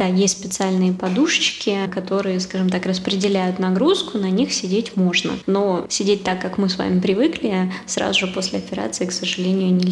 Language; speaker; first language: Russian; native; Russian